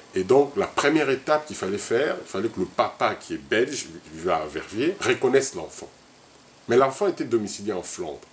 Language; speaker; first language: French; non-native, local second language; Lingala